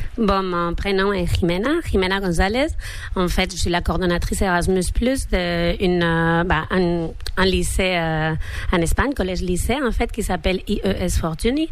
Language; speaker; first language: French; non-native, fluent; Spanish